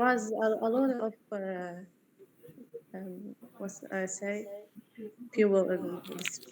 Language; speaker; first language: English; non-native, learner; Arabic